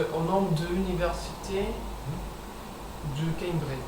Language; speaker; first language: French; non-native, learner; English